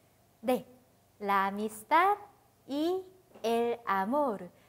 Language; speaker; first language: Spanish; non-native, fluent; Korean